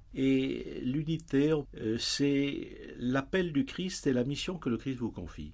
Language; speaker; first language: French; native; French